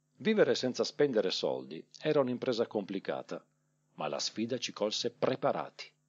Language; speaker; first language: Italian; native; Italian